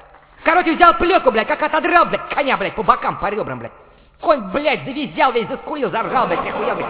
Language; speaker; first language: Russian; native; Russian